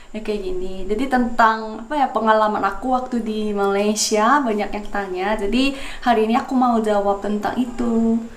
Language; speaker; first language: Indonesian; non-native, fluent; Korean